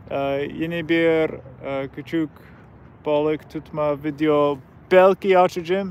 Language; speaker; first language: Turkish; non-native, learner; English